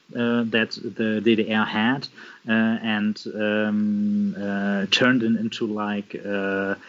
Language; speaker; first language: English; non-native, fluent; German